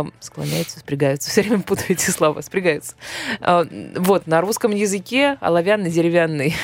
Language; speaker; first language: Russian; native; Russian